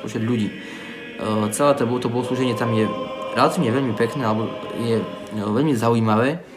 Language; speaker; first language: Slovak; native; Slovak